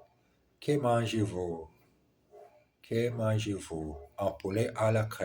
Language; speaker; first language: French; non-native, learner; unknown